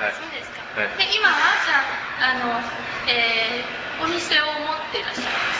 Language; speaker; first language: Japanese; native; Japanese